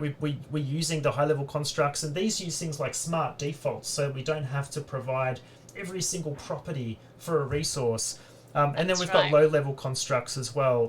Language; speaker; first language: English; native; English